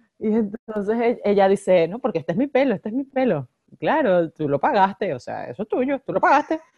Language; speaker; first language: Spanish; native; Spanish